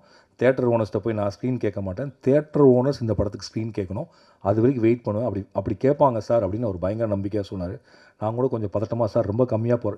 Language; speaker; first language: Tamil; native; Tamil